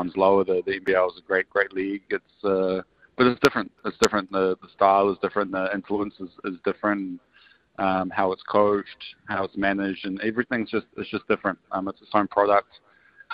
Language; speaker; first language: English; native; English